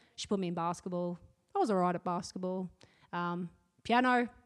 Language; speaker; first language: English; native; English